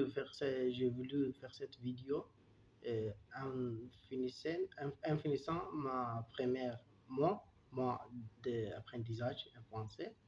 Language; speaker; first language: French; non-native, learner; Turkish